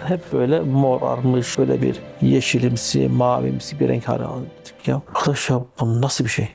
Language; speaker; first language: Turkish; early bilingual, heritage; Turkish